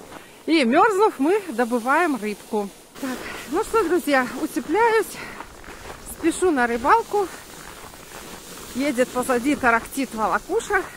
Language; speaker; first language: Russian; native; Russian